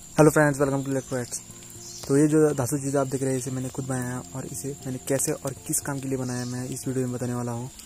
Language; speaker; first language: Hindi; non-native, local second language; Konkani